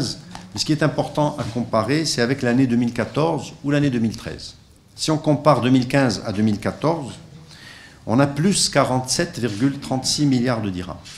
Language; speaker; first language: French; non-native, local second language; Arabic